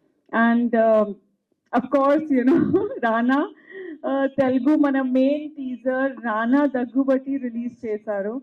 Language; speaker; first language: Telugu; non-native, fluent; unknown